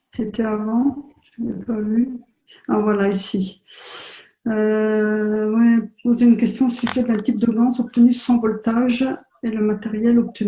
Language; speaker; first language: French; native; French